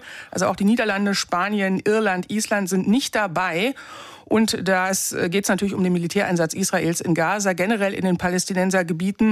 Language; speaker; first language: German; native; German